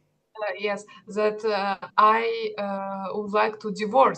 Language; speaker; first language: English; non-native, learner; Russian